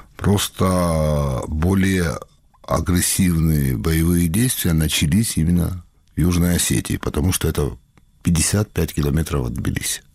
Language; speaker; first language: Russian; non-native, local second language; Georgian